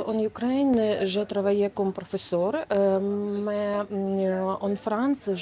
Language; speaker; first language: French; non-native, learner; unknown